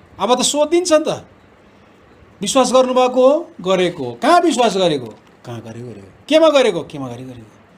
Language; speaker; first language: Nepali; non-native, local second language; Eastern Tamang